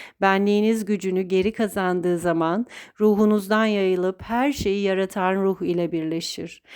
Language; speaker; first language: Turkish; native; Turkish